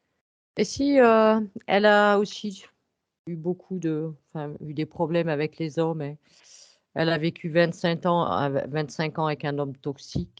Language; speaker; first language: French; native; French